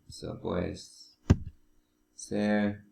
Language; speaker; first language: Spanish; non-native, learner; English